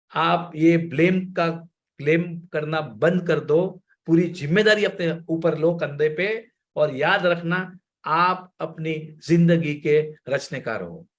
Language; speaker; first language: Hindi; non-native, local second language; Gujarati